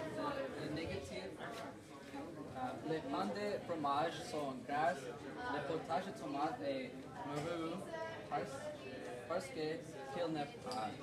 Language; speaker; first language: French; non-native, learner; English